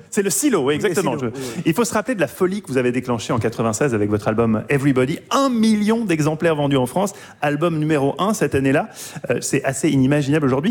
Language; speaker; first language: French; native; French